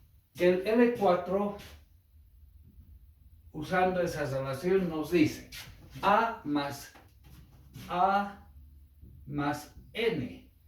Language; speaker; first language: Spanish; native; Spanish